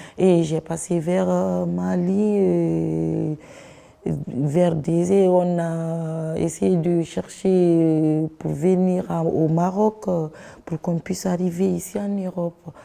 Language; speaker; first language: French; non-native, local second language; Fula